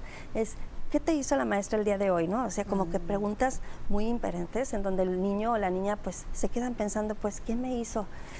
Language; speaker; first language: Spanish; native; Spanish